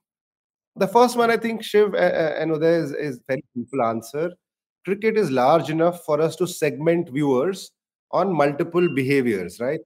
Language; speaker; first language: English; non-native, local second language; Hindi